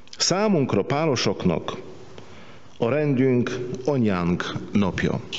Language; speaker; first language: Hungarian; non-native, fluent; Polish